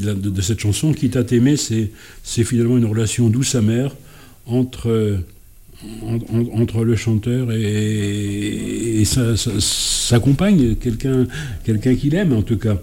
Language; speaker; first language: French; native; French